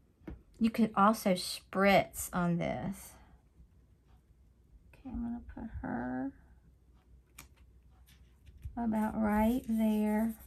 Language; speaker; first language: English; native; English